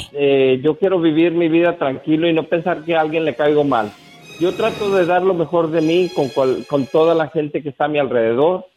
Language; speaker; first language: Spanish; native; Spanish